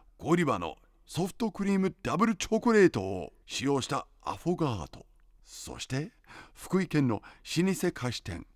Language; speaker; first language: Japanese; non-native, fluent; English